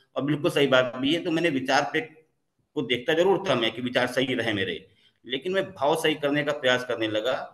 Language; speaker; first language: Hindi; native; Hindi